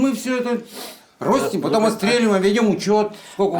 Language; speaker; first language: Russian; native; Russian